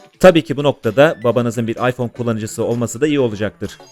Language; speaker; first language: Turkish; native; Turkish